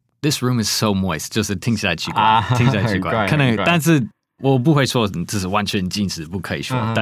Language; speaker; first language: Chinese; non-native, fluent; English